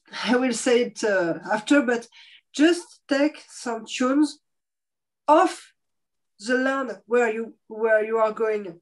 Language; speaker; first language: English; non-native, fluent; French